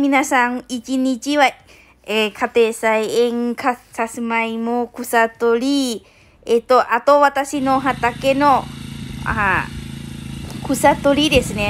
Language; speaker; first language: Japanese; non-native, learner; Lao